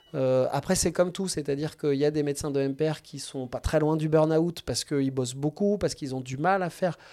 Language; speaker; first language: French; native; French